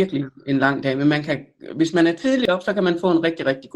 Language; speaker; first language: Danish; native; Danish